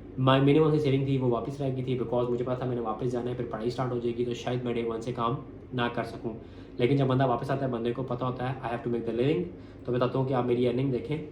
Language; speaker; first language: Urdu; non-native, local second language; Punjabi